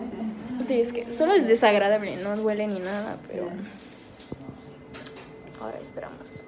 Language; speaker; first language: Spanish; non-native, learner; French